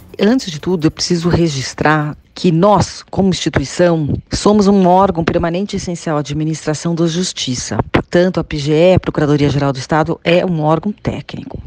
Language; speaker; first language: Portuguese; native; Portuguese